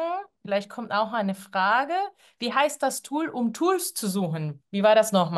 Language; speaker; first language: German; non-native, fluent; Spanish